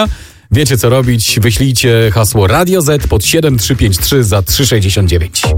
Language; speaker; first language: Polish; native; Polish